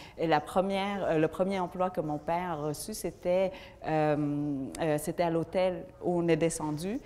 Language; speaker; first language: French; early bilingual, other home language; Vietnamese